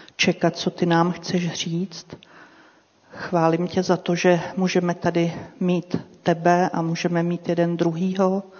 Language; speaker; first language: Czech; native; Czech